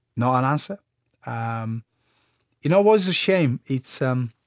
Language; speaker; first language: English; non-native, fluent; Bulgarian